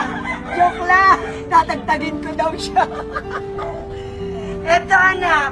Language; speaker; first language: Filipino; native; Filipino